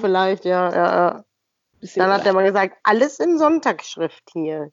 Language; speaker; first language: German; native; German